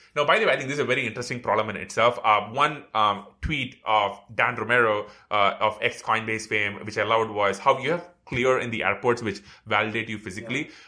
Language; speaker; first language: English; non-native, local second language; Tamil